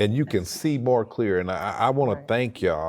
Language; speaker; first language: English; native; English